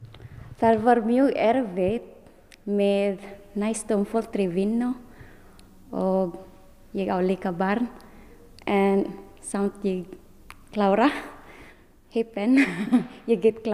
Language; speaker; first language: Icelandic; non-native, learner; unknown